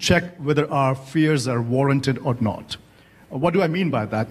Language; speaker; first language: English; non-native, local second language; Malayalam